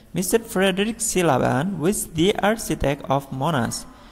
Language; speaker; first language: English; non-native, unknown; Indonesian